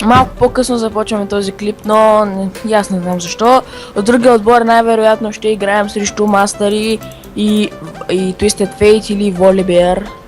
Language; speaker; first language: Bulgarian; native; Bulgarian